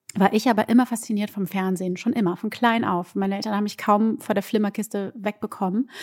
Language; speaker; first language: German; early bilingual, other home language; Portuguese